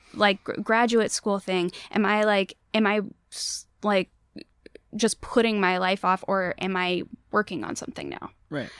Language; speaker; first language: English; native; English